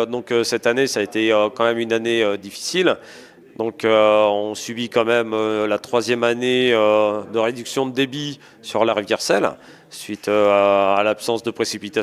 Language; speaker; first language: French; native; French